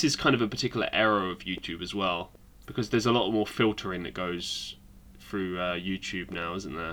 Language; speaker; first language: English; native; English